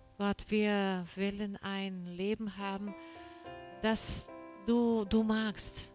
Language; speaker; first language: German; non-native, learner; Portuguese